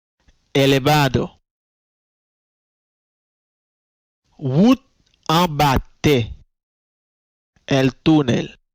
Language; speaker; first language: Spanish; non-native, fluent; Haitian Creole